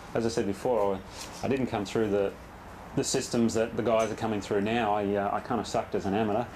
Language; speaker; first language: English; native; English